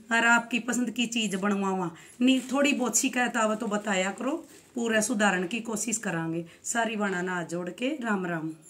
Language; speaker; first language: Hindi; native; Hindi